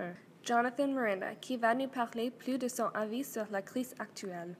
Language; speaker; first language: French; non-native, learner; English